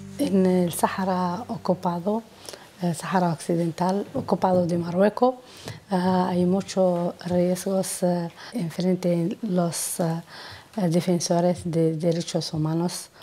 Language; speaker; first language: Spanish; non-native, learner; Arabic